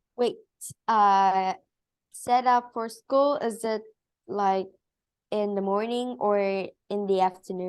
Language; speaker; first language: English; non-native, learner; Vietnamese